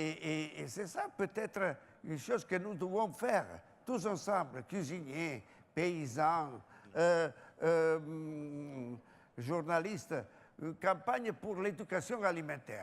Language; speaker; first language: French; non-native, fluent; Italian